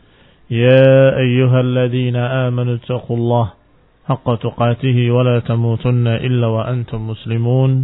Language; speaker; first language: Arabic; non-native, fluent; Indonesian